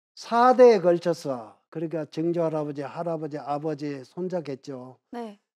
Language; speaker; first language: Korean; native; Korean